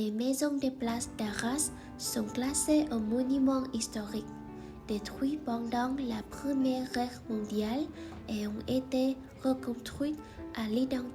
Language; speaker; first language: French; non-native, learner; Vietnamese